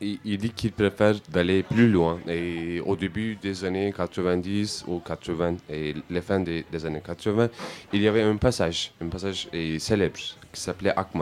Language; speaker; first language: French; non-native, learner; Turkish